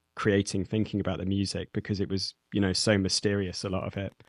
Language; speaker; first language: English; native; English